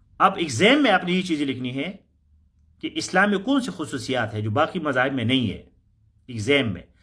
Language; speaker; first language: Urdu; non-native, local second language; Punjabi